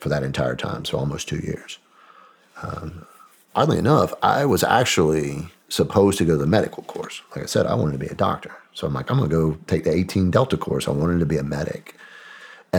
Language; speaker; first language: English; native; English